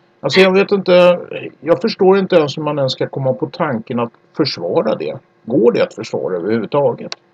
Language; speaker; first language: Swedish; native; Swedish